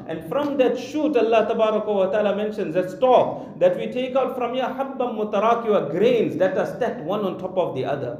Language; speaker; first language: English; non-native, local second language; Urdu